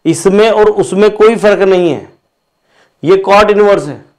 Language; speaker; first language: Hindi; non-native, local second language; Marathi